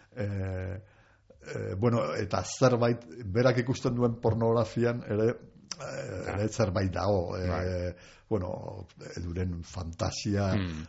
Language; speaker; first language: Basque; non-native, local second language; Spanish